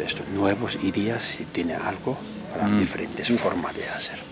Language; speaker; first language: Spanish; non-native, learner; Tibetan